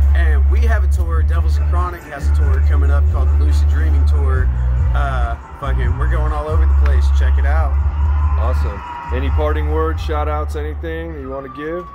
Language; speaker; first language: English; native; English